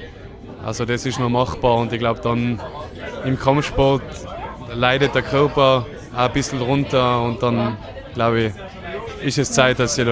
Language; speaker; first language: German; native; German